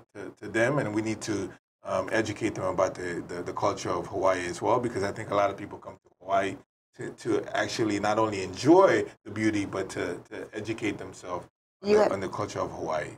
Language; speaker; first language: English; native; English